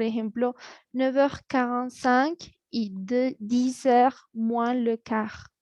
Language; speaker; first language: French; non-native, fluent; Spanish